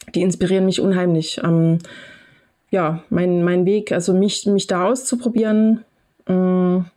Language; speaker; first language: German; native; German